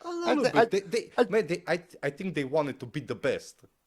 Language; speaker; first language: English; non-native, fluent; Romanian